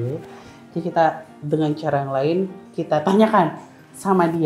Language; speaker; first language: Indonesian; native; Indonesian